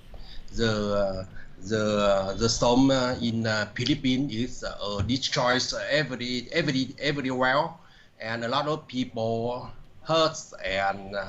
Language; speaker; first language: English; non-native, learner; Vietnamese